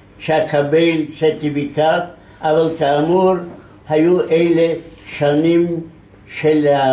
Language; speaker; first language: Hebrew; non-native, fluent; Yiddish